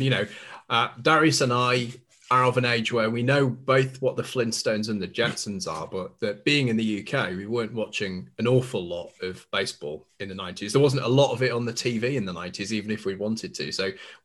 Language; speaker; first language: English; native; English